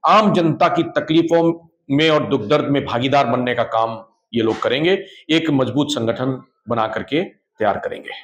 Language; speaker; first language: Hindi; native; Hindi